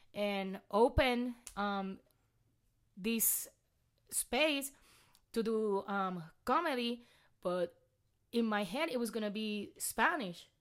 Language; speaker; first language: English; non-native, fluent; Spanish